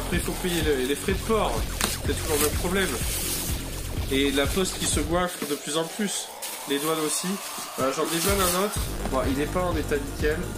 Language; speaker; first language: French; native; French